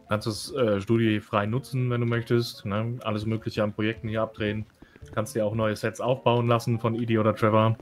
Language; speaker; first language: German; native; German